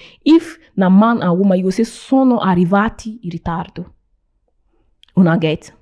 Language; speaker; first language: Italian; non-native, fluent; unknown